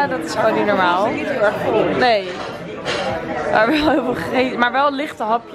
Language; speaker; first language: Dutch; native; Dutch